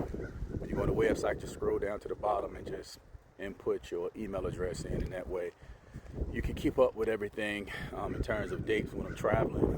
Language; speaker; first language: English; native; English